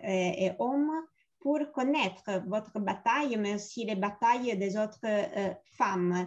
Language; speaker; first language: French; non-native, fluent; Italian